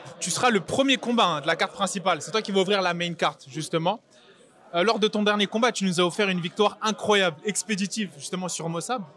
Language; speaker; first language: French; native; French